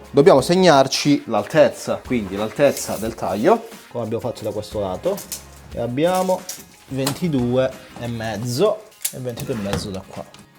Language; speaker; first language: Italian; native; Italian